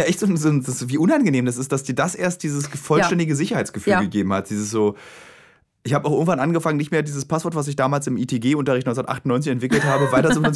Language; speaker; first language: German; native; German